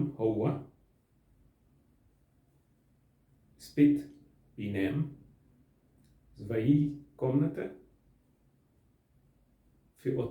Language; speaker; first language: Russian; non-native, learner; Arabic